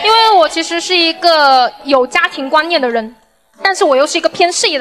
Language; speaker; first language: Chinese; native; Chinese